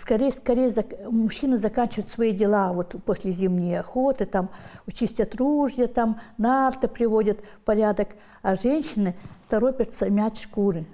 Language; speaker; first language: Russian; non-native, local second language; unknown